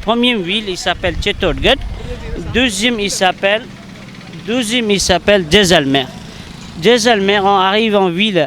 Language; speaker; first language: French; non-native, learner; Hindi